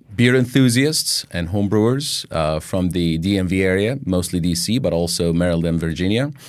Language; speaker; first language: English; non-native, fluent; Arabic